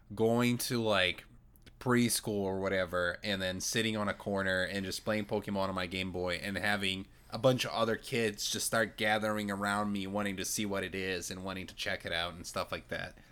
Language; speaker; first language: English; non-native, fluent; Portuguese